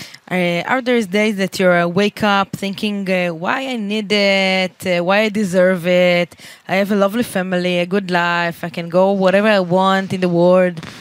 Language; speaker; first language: English; non-native, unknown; Hebrew